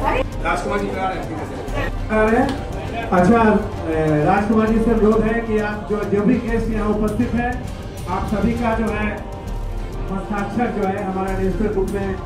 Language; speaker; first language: Hindi; native; Hindi